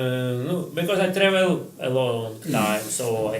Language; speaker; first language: English; non-native, learner; Russian